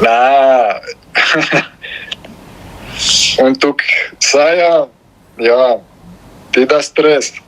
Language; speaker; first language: Indonesian; non-native, learner; Romanian